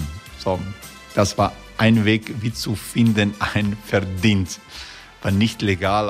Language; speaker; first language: German; non-native, learner; Croatian